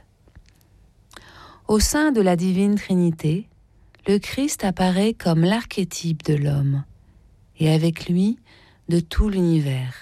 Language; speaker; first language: French; native; French